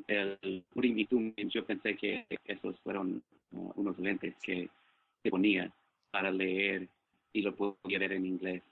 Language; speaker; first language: Spanish; non-native, fluent; English